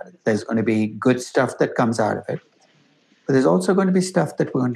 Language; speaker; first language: English; non-native, local second language; Tamil